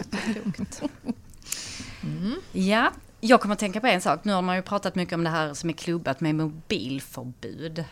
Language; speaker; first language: Swedish; native; Swedish